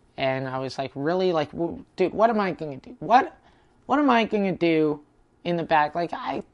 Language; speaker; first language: English; native; English